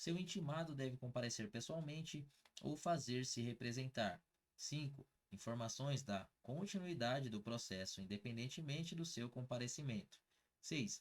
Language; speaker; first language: Portuguese; native; Portuguese